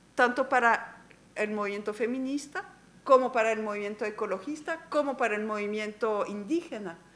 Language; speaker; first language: Spanish; non-native, fluent; French